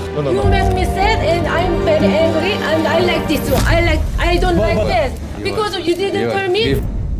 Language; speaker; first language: English; non-native, learner; Korean